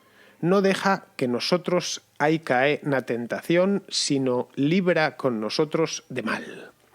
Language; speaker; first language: Spanish; native; Spanish